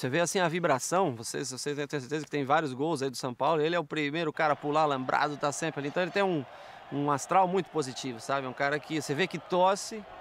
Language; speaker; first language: Portuguese; native; Portuguese